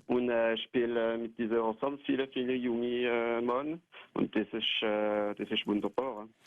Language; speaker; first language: German; non-native, local second language; French